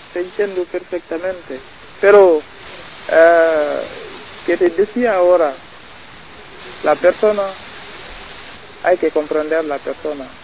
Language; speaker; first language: Spanish; non-native, learner; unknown